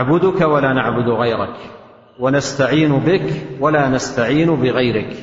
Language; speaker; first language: Arabic; native; Arabic